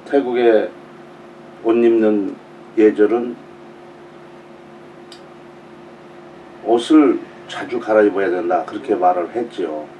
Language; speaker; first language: Korean; native; Korean